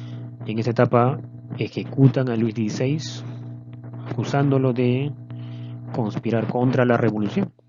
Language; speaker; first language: Spanish; native; Spanish